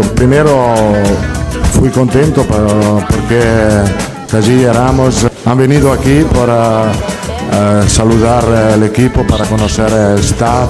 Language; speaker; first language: Spanish; non-native, learner; Italian